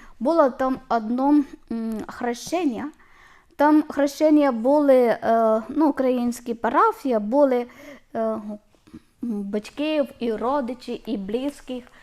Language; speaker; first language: Ukrainian; non-native, learner; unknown